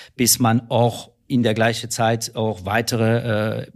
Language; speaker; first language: German; non-native, fluent; French